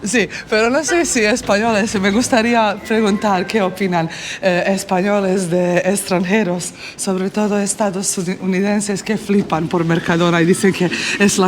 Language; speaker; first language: Spanish; non-native, learner; Bosnian